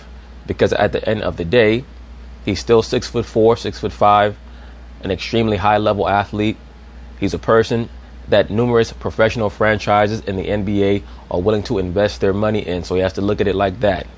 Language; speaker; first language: English; native; English